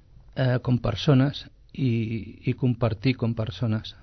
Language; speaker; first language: Catalan; non-native, local second language; Spanish